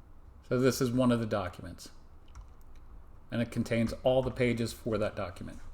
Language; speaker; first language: English; native; English